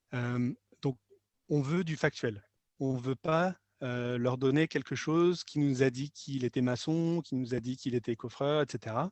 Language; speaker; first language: French; native; French